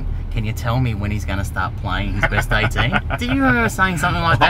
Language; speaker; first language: English; native; English